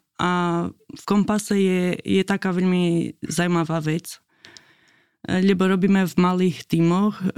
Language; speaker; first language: Slovak; non-native, fluent; Albanian